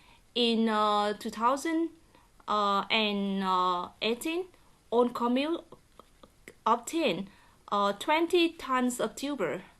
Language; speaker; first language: English; non-native, learner; Vietnamese